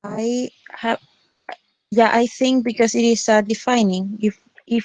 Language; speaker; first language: English; non-native, learner; Spanish